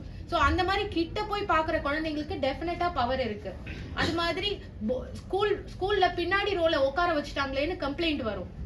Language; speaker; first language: Tamil; native; Tamil